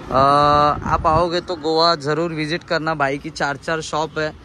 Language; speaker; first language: Hindi; non-native, local second language; Marathi